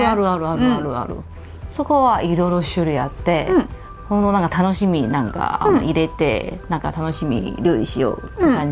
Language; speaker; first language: Japanese; non-native, fluent; Chinese